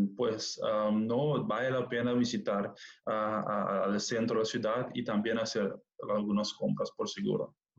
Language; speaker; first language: Spanish; non-native, fluent; Papiamento